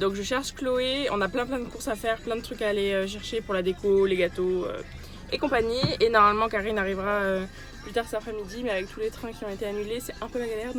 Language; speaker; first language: French; native; French